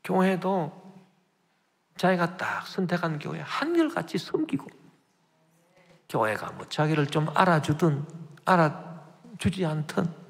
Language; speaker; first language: Korean; native; Korean